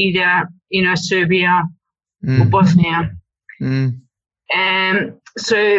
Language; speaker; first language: English; early bilingual, other home language; Hungarian